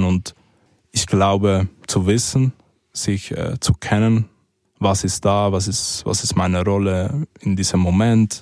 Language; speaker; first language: German; early bilingual, other home language; Spanish